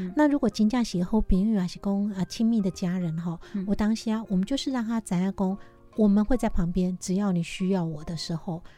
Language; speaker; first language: Chinese; native; Chinese